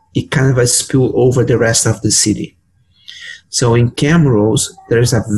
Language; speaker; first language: English; non-native, fluent; Portuguese